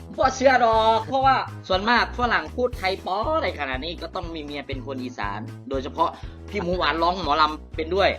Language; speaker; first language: Thai; native; Thai